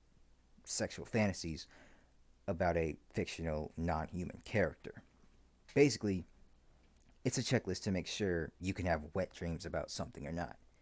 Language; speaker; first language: English; native; English